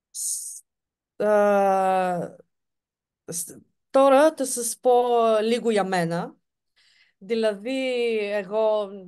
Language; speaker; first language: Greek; non-native, fluent; Bulgarian